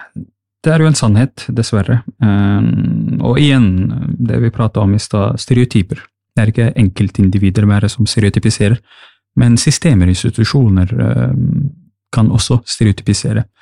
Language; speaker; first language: Norwegian; non-native, fluent; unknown